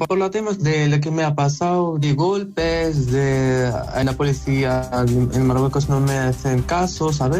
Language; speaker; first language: Spanish; non-native, learner; Arabic